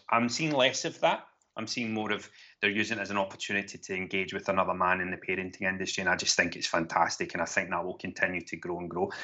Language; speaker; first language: English; native; English